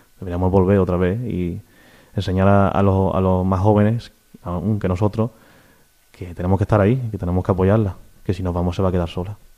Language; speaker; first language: Spanish; native; Spanish